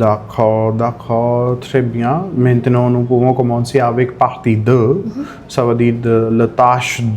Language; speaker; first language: French; non-native, fluent; Hindi